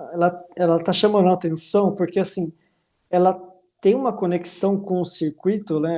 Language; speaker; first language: Portuguese; native; Portuguese